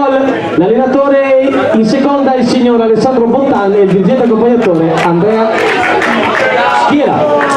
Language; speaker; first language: Italian; native; Italian